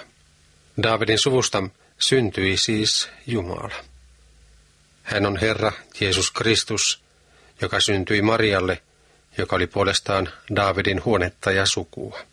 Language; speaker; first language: Finnish; native; Finnish